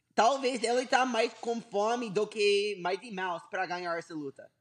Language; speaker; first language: Portuguese; non-native, learner; English